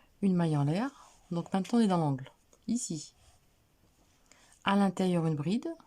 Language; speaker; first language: French; native; French